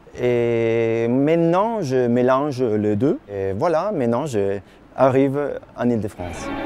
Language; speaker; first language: French; non-native, fluent; Italian